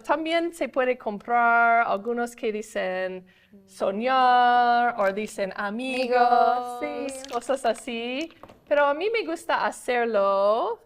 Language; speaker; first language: Spanish; non-native, fluent; English